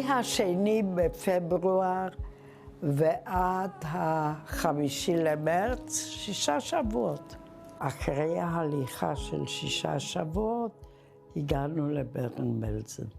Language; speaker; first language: Hebrew; non-native, fluent; Czech